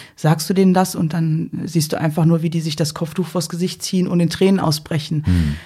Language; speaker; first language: German; native; German